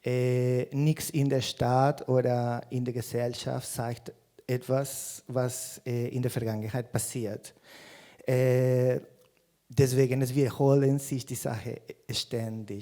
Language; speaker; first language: German; non-native, fluent; Spanish